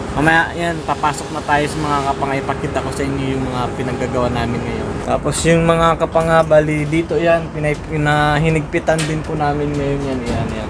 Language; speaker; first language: Filipino; native; Filipino